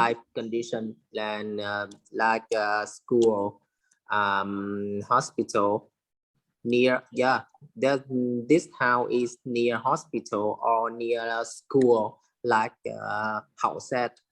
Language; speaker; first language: English; non-native, learner; Vietnamese